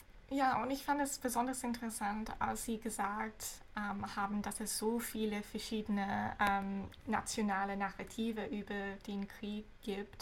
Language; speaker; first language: German; non-native, fluent; English